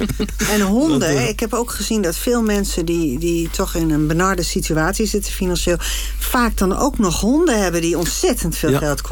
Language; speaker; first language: Dutch; native; Dutch